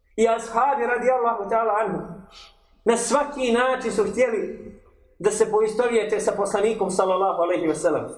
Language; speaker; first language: Bosnian; native; Bosnian